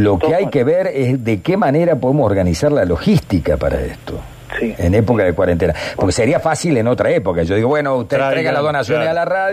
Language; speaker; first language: Spanish; native; Spanish